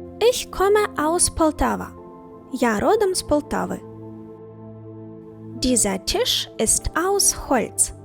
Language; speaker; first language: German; non-native, fluent; Ukrainian